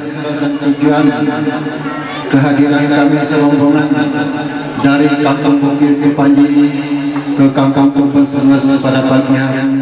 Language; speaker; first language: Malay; non-native, local second language; Javanese